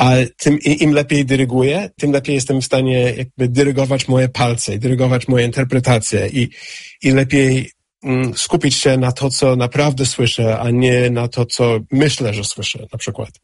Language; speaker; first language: Polish; non-native, fluent; English